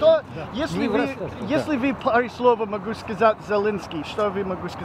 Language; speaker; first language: Russian; non-native, learner; English